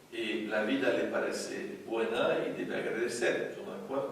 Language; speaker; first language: Spanish; non-native, fluent; French